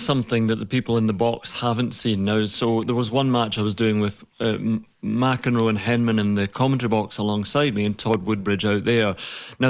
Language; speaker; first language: English; native; English